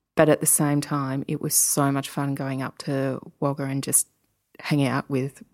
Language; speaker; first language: English; native; English